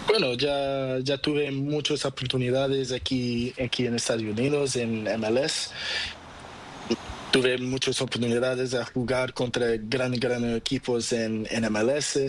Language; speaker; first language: Spanish; non-native, learner; Portuguese